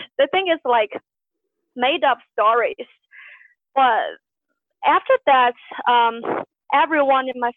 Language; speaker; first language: English; non-native, fluent; Chinese